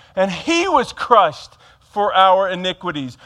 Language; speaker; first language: English; native; English